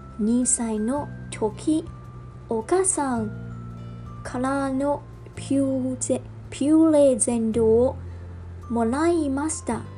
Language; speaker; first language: Japanese; non-native, learner; Chinese